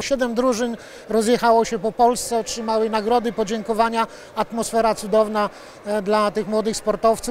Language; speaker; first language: Polish; native; Polish